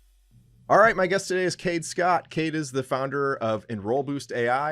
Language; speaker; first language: English; native; English